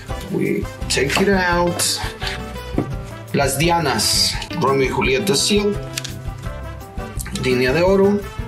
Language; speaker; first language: English; non-native, fluent; Spanish